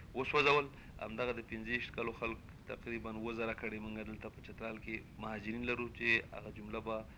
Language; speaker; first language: Pashto; non-native, local second language; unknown